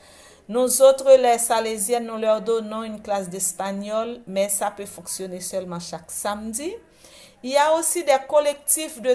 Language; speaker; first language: French; non-native, local second language; Haitian Creole